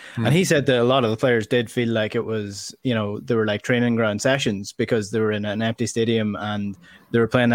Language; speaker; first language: English; native; English